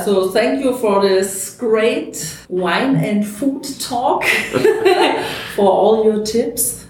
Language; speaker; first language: English; non-native, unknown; German